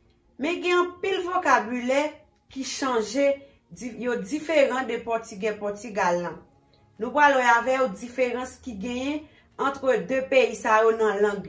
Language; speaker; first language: French; non-native, local second language; Haitian Creole